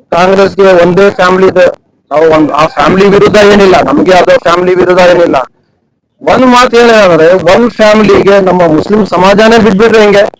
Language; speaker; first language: Kannada; non-native, local second language; Urdu